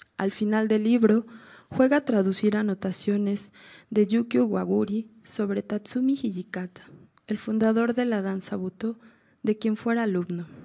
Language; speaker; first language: Spanish; native; Spanish